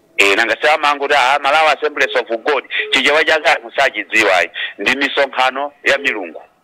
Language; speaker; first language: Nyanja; non-native, local second language; Tumbuka